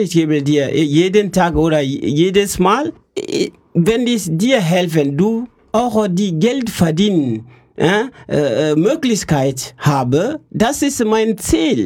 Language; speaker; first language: German; non-native, learner; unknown